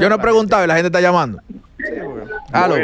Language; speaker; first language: Spanish; native; Spanish